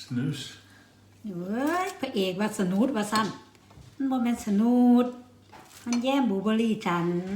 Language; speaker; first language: Thai; non-native, local second language; Northeastern Thai